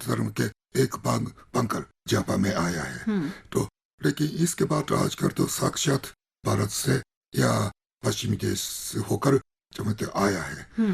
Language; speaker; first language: Hindi; non-native, fluent; Japanese